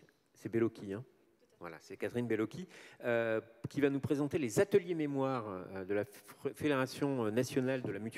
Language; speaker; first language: French; native; French